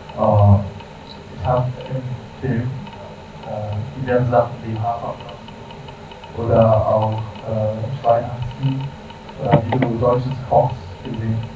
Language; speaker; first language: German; non-native, learner; Korean